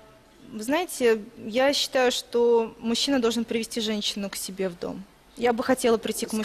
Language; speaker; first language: Russian; native; Russian